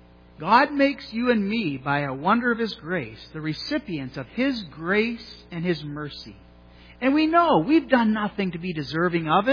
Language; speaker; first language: English; native; English